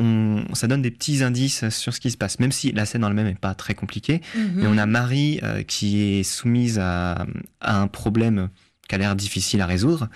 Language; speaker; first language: French; native; French